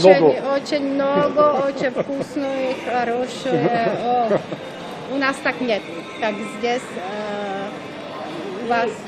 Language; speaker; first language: Russian; non-native, learner; Czech